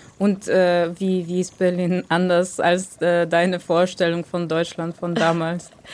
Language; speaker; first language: German; non-native, fluent; Bulgarian